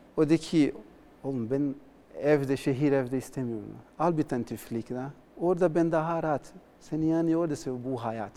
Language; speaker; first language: Turkish; non-native, learner; Portuguese